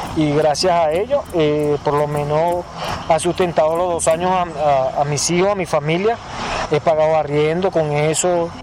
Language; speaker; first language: Spanish; native; Spanish